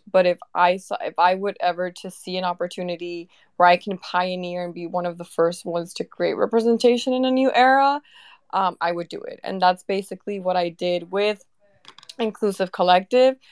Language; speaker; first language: English; early bilingual, other home language; Spanish